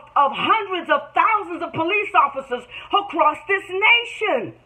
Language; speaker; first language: English; native; English